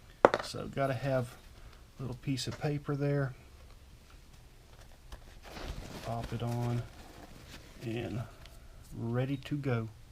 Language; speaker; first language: English; native; English